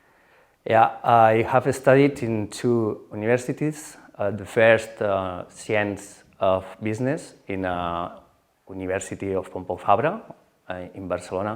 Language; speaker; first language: English; non-native, learner; Spanish